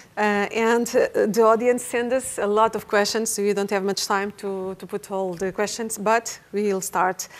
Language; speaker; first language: English; non-native, fluent; Portuguese